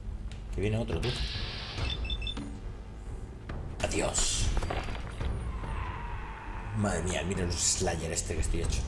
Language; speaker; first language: Spanish; native; Spanish